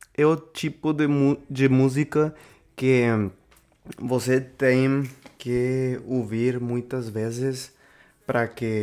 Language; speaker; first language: Portuguese; non-native, learner; Spanish